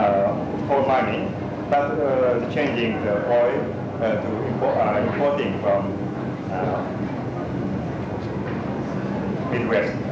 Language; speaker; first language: English; non-native, learner; Japanese